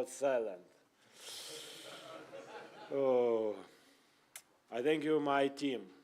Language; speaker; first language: English; non-native, learner; Ukrainian